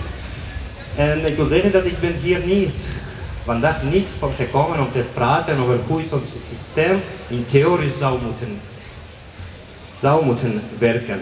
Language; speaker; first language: Dutch; non-native, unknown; Georgian